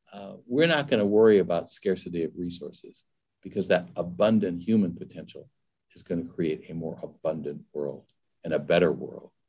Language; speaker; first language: English; native; English